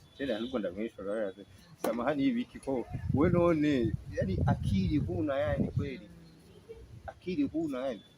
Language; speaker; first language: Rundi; early bilingual, heritage; Rundi